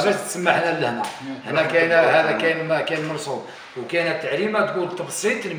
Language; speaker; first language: Arabic; native; Arabic